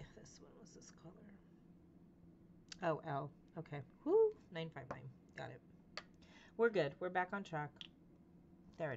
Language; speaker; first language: English; native; English